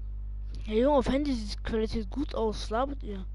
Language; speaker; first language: German; native; German